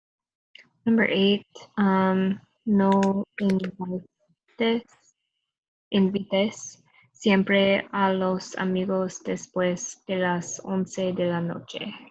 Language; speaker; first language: Spanish; non-native, learner; English